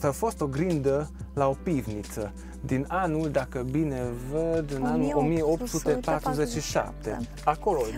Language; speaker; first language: Romanian; non-native, local second language; Hungarian